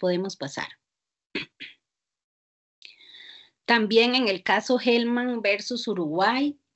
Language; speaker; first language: Spanish; native; Spanish